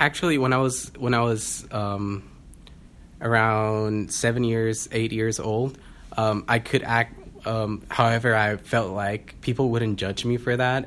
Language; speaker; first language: English; non-native, fluent; Spanish